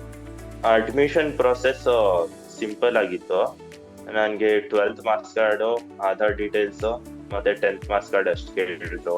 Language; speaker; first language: Kannada; non-native, local second language; Urdu